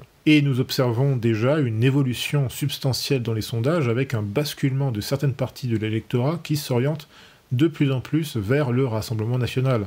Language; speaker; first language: French; native; French